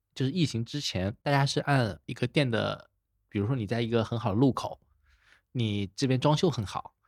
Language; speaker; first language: Chinese; native; Chinese